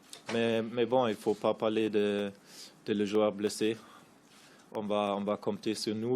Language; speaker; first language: French; non-native, fluent; German